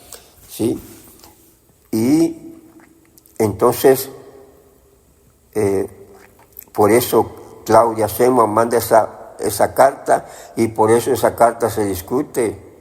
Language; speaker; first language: Spanish; native; Spanish